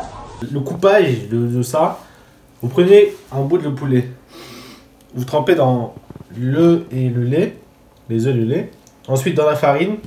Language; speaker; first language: French; native; French